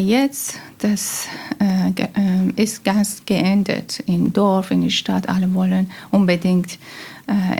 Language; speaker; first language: German; non-native, learner; Persian